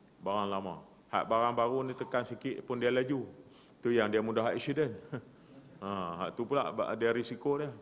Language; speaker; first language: Malay; native; Malay